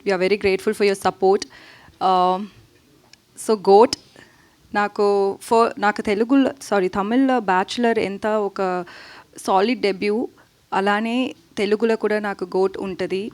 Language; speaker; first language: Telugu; non-native, learner; Tamil